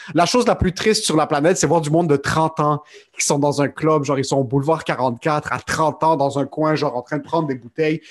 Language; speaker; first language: French; native; French